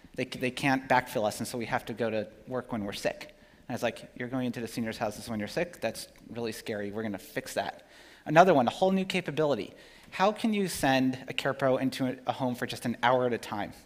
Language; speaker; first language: English; native; English